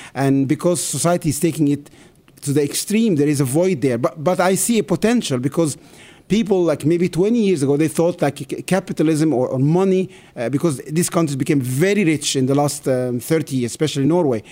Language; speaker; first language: English; non-native, fluent; Arabic